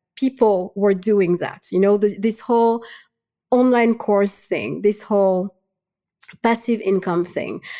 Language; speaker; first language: English; non-native, fluent; Malagasy